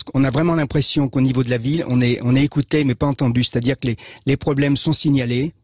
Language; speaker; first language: French; native; French